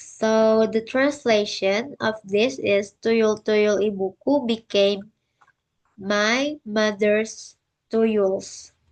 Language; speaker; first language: English; non-native, learner; Indonesian